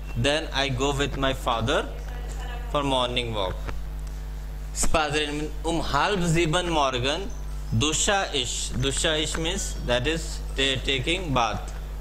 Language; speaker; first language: English; non-native, local second language; Hindi